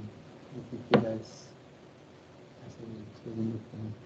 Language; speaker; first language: Spanish; non-native, fluent; French